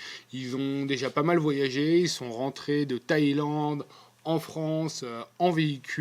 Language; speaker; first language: French; native; French